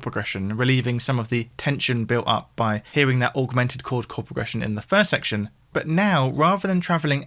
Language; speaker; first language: English; native; English